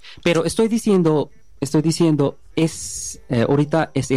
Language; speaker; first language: Spanish; non-native, learner; Bangla